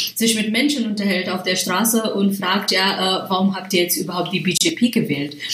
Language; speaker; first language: German; non-native, fluent; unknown